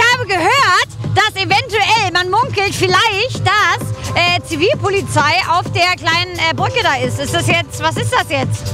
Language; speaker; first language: German; native; German